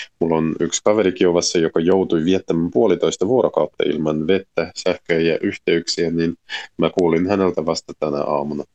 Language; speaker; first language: Finnish; non-native, fluent; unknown